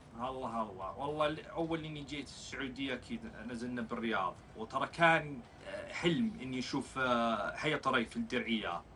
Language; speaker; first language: Arabic; non-native, fluent; English